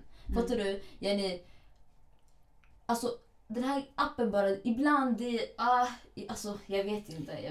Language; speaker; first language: Swedish; early bilingual, other home language; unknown